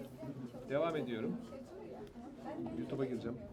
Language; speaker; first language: Turkish; native; Turkish